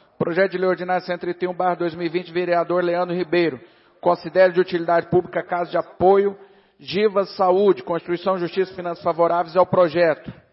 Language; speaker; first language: Portuguese; native; Portuguese